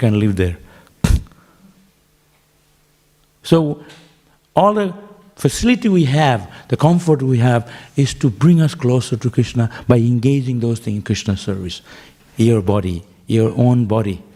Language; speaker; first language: English; non-native, local second language; Bangla